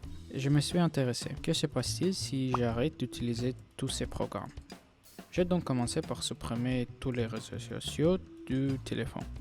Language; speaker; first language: French; non-native, learner; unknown